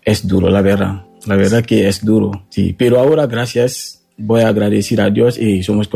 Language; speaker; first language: Spanish; non-native, learner; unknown